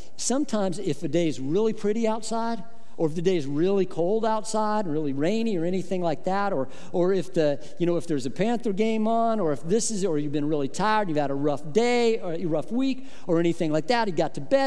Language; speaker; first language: English; native; English